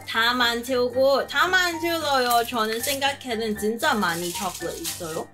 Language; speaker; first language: Korean; non-native, learner; Cantonese